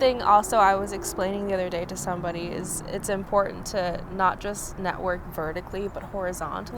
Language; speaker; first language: English; native; English